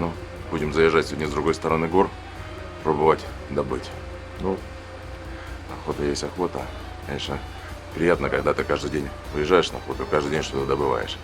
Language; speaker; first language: Russian; native; Russian